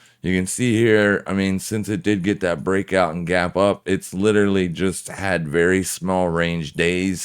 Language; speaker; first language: English; native; English